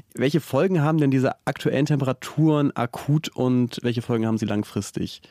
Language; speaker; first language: German; native; German